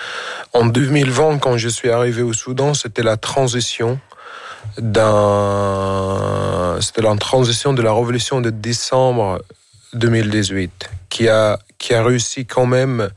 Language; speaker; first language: French; non-native, fluent; Arabic